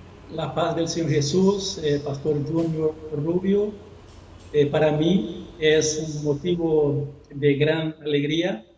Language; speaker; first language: Spanish; non-native, fluent; Portuguese